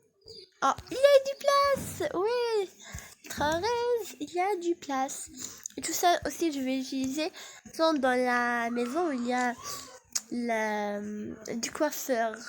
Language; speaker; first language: French; non-native, learner; Arabic